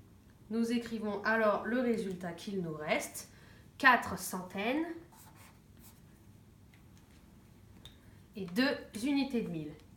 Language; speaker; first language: French; native; French